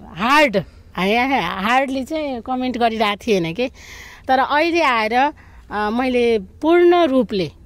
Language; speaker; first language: Nepali; non-native, local second language; Maithili